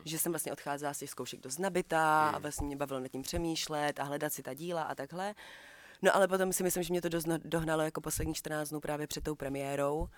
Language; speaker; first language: Czech; native; Czech